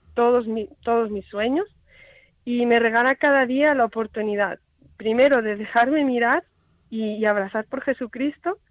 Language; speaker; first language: Spanish; native; Spanish